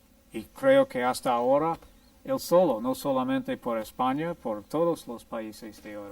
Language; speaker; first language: Spanish; non-native, fluent; English